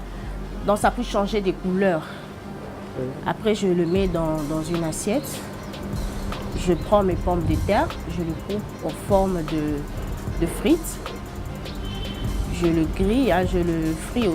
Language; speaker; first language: French; non-native, local second language; Lingala